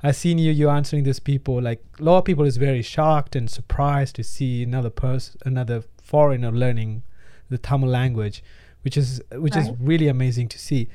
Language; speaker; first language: English; non-native, local second language; Tamil